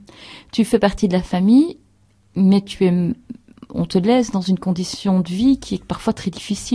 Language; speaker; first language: French; native; French